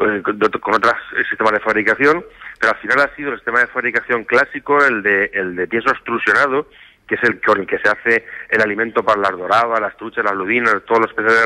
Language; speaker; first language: Spanish; native; Spanish